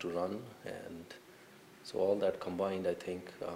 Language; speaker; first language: English; non-native, local second language; Punjabi